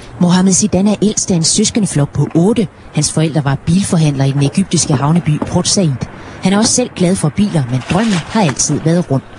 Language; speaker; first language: Danish; native; Danish